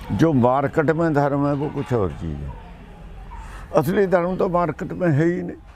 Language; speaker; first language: Hindi; non-native, local second language; Punjabi